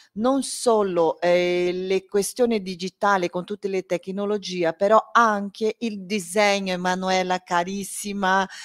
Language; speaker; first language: Italian; non-native, learner; Portuguese